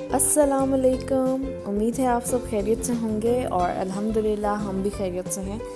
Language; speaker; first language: Urdu; native; Urdu